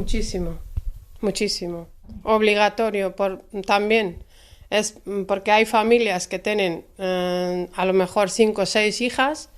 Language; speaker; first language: Spanish; non-native, fluent; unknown